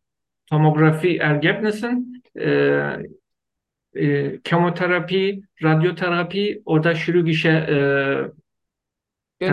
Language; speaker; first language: German; non-native, learner; Turkish